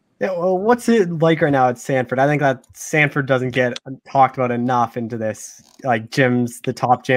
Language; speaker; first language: English; native; English